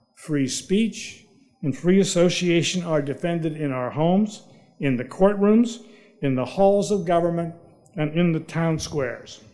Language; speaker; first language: English; native; English